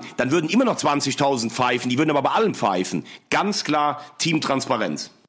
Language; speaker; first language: German; native; German